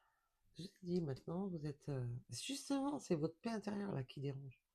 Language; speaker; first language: French; native; French